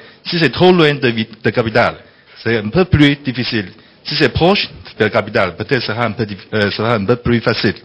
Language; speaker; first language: French; non-native, fluent; Chinese